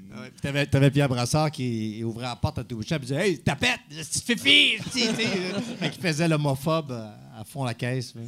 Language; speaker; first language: French; native; French